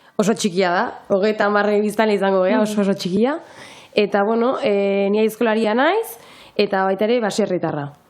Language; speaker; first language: Basque; non-native, local second language; Spanish